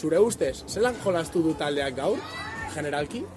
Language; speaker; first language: Basque; non-native, local second language; Spanish